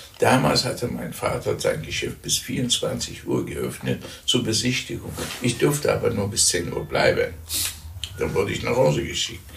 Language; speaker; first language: German; early bilingual, other home language; Persian